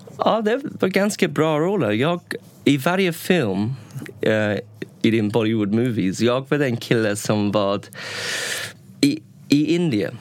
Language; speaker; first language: Swedish; non-native, learner; English